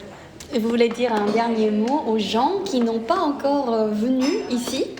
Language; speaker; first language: French; non-native, fluent; Korean